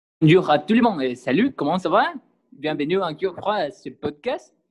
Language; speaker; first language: French; non-native, learner; Spanish